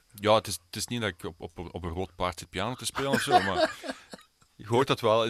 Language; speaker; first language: Dutch; early bilingual, other home language; Swedish